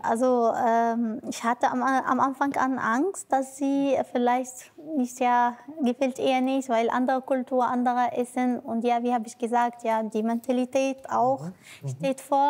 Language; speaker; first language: German; non-native, learner; Arabic